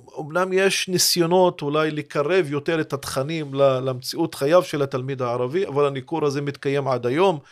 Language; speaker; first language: Hebrew; non-native, local second language; Arabic